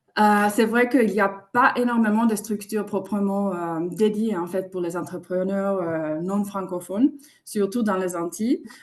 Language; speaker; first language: French; non-native, fluent; Finnish